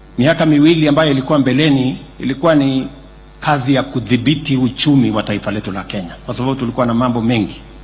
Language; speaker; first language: Swahili; non-native, local second language; Kalenjin